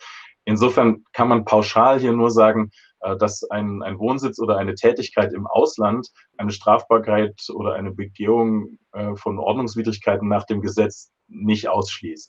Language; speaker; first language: German; native; German